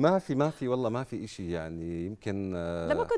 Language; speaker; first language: Arabic; native; Arabic